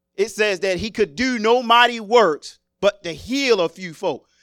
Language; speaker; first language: English; native; English